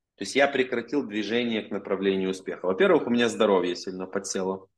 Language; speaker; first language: Russian; non-native, local second language; Ukrainian